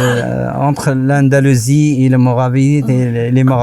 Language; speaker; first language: French; non-native, local second language; Arabic